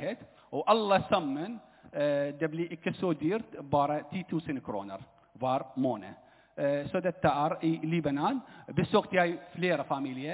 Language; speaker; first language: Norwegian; non-native, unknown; Arabic